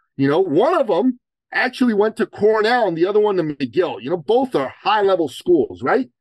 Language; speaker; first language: English; early bilingual, other home language; Persian